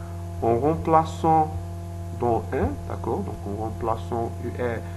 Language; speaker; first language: French; non-native, local second language; Arabic